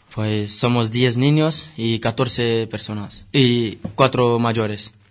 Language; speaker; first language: Spanish; non-native, learner; Romanian